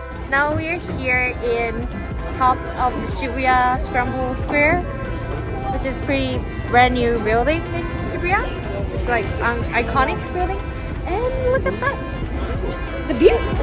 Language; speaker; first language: English; non-native, fluent; Japanese